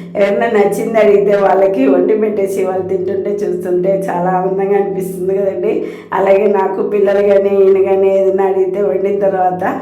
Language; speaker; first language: Telugu; non-native, local second language; Tamil